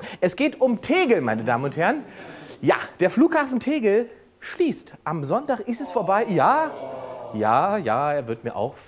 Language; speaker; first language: German; native; German